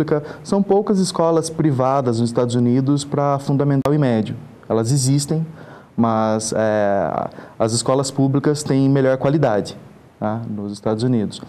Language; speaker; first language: Portuguese; native; Portuguese